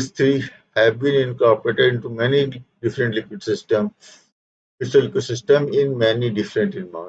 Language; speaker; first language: English; non-native, local second language; Hindi